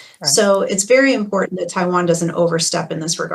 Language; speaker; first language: English; native; English